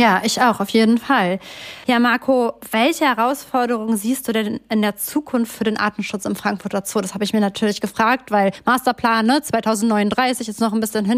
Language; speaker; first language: German; native; German